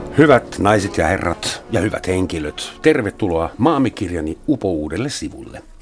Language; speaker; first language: Finnish; non-native, fluent; German